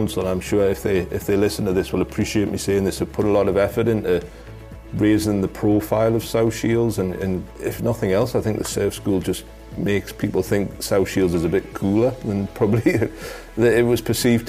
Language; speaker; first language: English; native; English